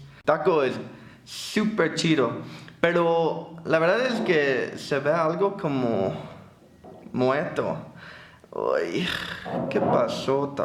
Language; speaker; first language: Spanish; non-native, fluent; English